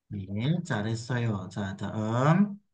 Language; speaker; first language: Korean; non-native, fluent; Indonesian